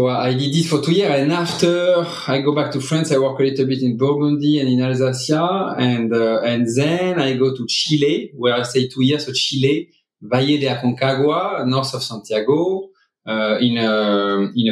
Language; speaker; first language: English; non-native, fluent; French